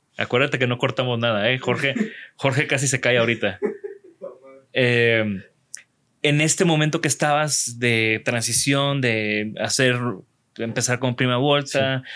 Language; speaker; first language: Spanish; native; Spanish